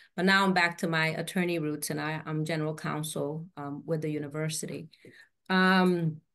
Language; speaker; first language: English; native; English